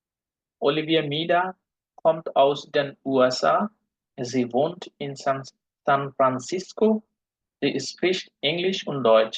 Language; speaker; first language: German; non-native, fluent; Bangla